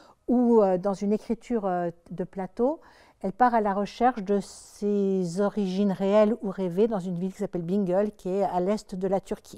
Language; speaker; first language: French; native; French